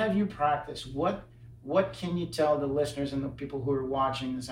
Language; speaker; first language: English; native; English